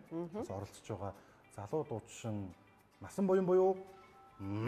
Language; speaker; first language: Mongolian; native; Mongolian